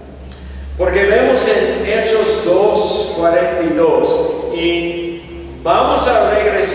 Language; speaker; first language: Spanish; non-native, fluent; English